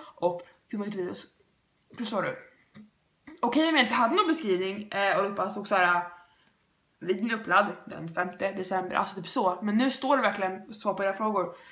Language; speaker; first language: Swedish; native; Swedish